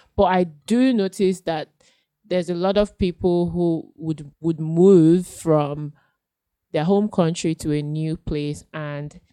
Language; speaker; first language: English; non-native, local second language; Yoruba